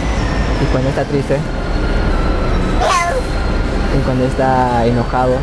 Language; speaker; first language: Spanish; native; Spanish